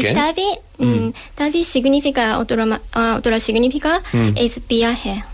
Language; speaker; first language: Spanish; non-native, learner; Japanese